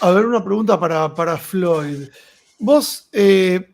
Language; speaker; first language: Spanish; native; Spanish